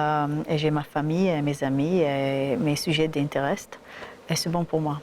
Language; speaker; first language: French; non-native, learner; Hebrew